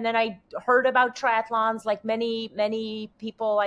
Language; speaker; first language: English; non-native, fluent; French